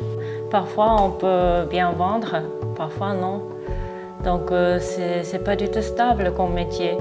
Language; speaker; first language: French; non-native, fluent; Japanese